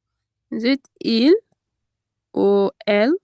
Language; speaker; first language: French; non-native, learner; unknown